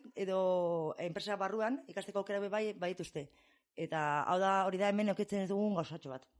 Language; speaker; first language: Basque; non-native, fluent; English